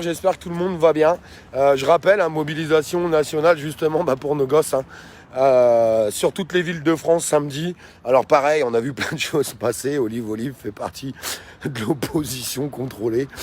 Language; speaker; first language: French; native; French